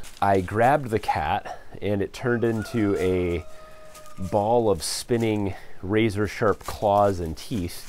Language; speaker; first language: English; native; English